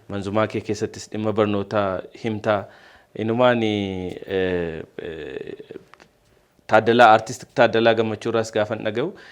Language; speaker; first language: Oromo; native; Oromo